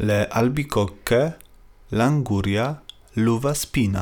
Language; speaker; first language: Italian; non-native, fluent; Polish